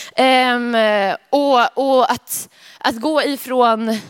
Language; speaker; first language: Swedish; native; Swedish